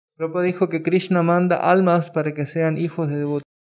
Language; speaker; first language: Spanish; native; Spanish